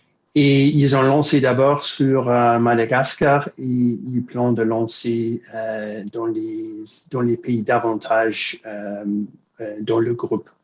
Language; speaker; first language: French; non-native, fluent; English